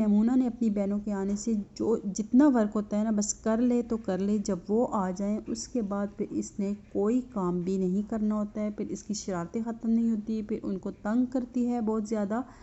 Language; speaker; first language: Urdu; native; Urdu